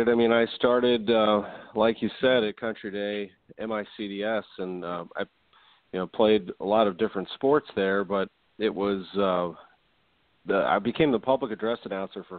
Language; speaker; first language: English; native; English